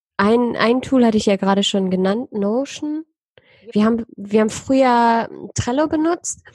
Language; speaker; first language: German; early bilingual, other home language; Persian